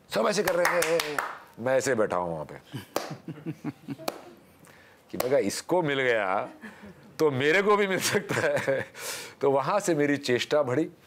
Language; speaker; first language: Hindi; native; Hindi